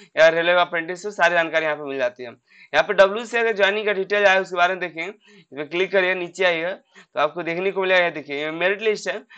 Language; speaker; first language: Hindi; native; Hindi